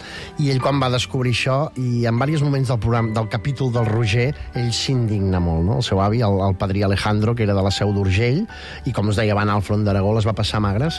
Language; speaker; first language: Catalan; native; Catalan